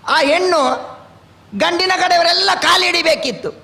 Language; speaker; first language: Kannada; non-native, local second language; Tulu